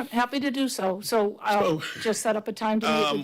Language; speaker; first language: English; native; English